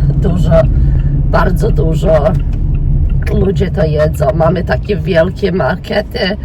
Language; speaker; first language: Polish; early bilingual, heritage; English